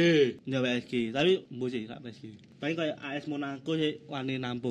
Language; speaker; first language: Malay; non-native, local second language; Javanese